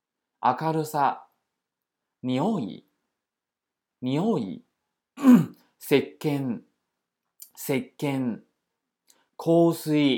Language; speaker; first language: Japanese; non-native, fluent; Chinese